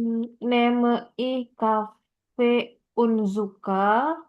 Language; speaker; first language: German; non-native, learner; Indonesian